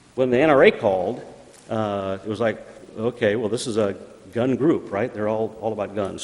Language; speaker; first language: English; native; English